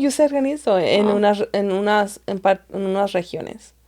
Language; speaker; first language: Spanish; early bilingual, heritage; Spanish